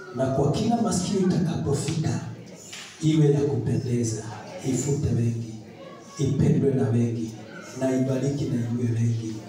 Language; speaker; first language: Swahili; non-native, local second language; Kikuyu